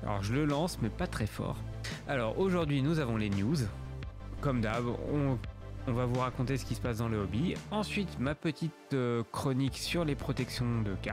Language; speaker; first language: French; native; French